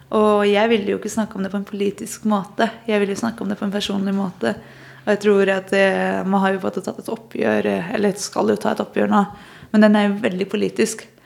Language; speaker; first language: Norwegian; early bilingual, other home language; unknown